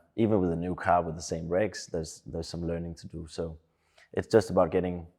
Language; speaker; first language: English; non-native, fluent; Danish